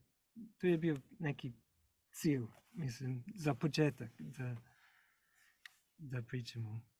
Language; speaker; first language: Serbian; non-native, learner; English